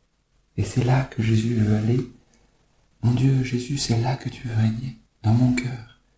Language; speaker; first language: French; native; French